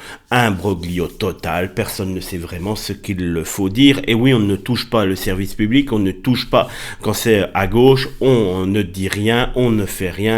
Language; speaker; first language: French; native; French